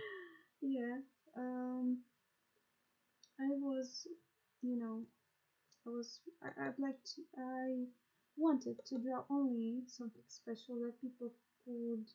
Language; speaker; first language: English; non-native, learner; Russian